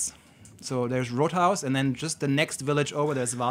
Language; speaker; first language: English; non-native, fluent; German